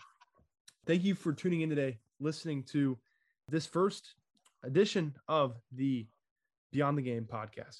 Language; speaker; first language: English; native; English